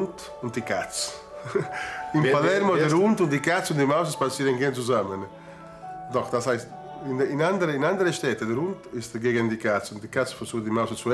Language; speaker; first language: German; non-native, learner; Italian